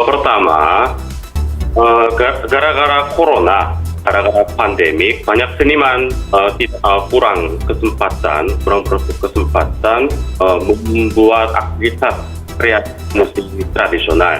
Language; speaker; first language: Indonesian; non-native, fluent; Korean